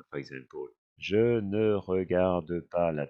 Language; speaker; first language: French; non-native, fluent; English